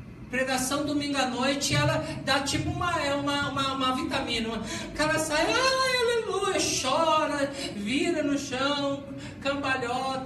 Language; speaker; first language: Portuguese; native; Portuguese